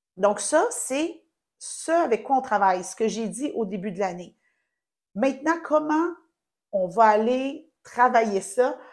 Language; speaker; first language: French; native; French